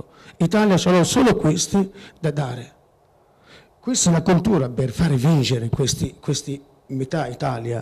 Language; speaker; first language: Italian; non-native, learner; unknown